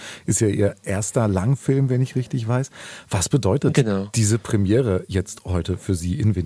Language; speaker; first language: German; native; German